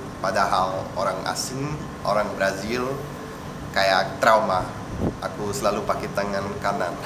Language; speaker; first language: Indonesian; non-native, fluent; Portuguese